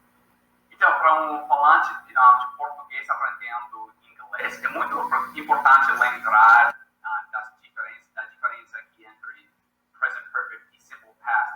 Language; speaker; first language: Portuguese; non-native, fluent; English